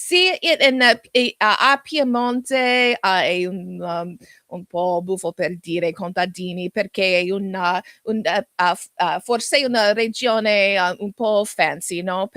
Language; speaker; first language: Italian; non-native, learner; English